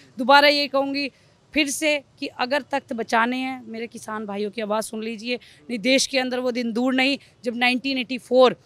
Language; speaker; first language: Hindi; native; Hindi